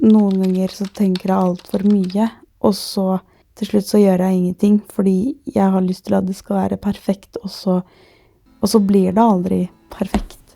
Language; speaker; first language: Norwegian; non-native, fluent; French